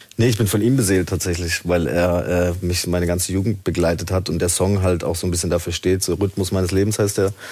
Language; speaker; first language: German; native; German